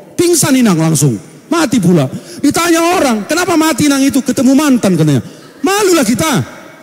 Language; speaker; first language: Indonesian; non-native, local second language; Batak Toba